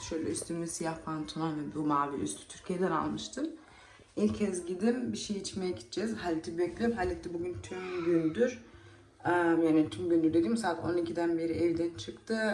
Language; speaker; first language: Turkish; early bilingual, heritage; Turkish